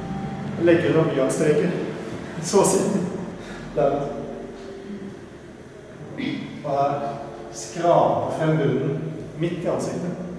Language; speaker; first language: Norwegian; native; Norwegian